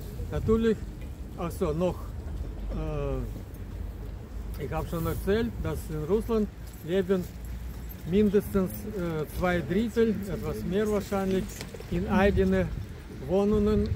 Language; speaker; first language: German; non-native, fluent; Russian